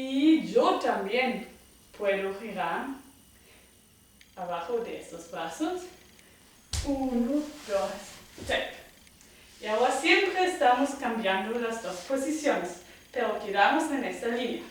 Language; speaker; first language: Spanish; non-native, fluent; German